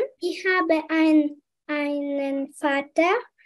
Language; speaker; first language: German; non-native, learner; French